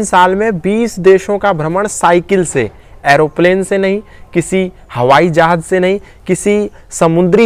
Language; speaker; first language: Hindi; native; Hindi